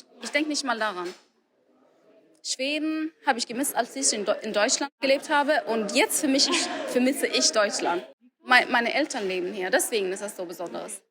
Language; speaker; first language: German; non-native, fluent; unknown